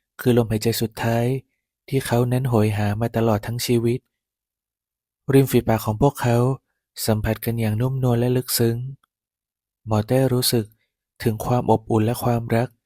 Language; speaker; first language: Thai; native; Thai